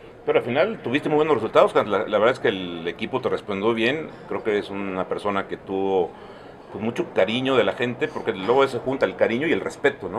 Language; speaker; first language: Spanish; native; Spanish